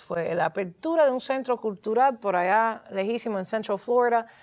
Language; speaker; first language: Spanish; early bilingual, heritage; Spanish